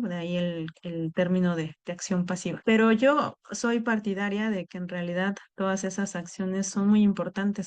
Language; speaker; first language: Spanish; native; Spanish